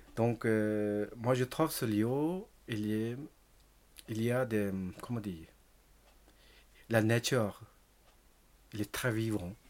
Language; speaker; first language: French; non-native, learner; Tibetan